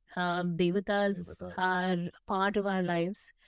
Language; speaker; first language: English; non-native, local second language; Hindi